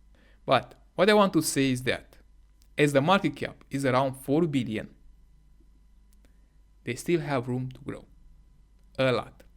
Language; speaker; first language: English; non-native, fluent; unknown